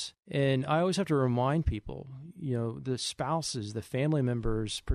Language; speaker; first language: English; native; English